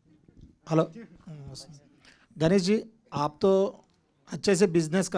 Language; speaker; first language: Hindi; non-native, local second language; Telugu